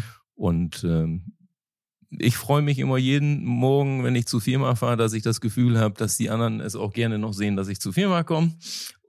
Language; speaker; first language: German; native; German